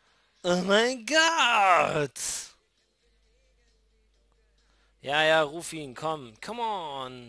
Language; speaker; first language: German; native; German